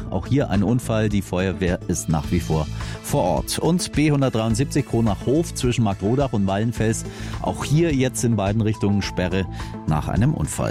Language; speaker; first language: German; native; German